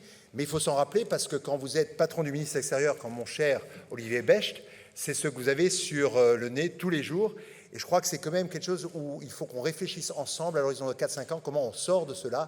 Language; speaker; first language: French; native; French